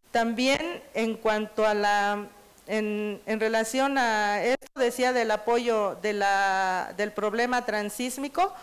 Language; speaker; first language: Spanish; native; Spanish